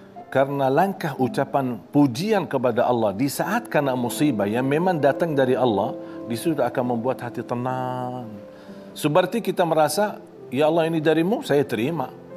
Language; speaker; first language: Indonesian; non-native, fluent; Arabic